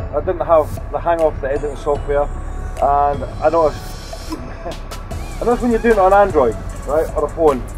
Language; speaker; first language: English; native; English